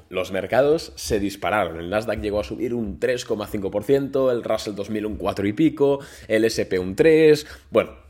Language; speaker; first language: Spanish; native; Spanish